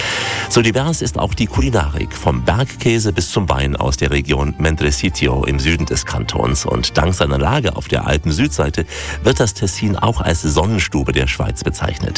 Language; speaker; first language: German; native; German